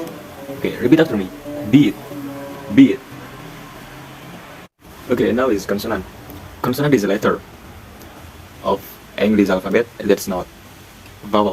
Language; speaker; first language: English; non-native, learner; Indonesian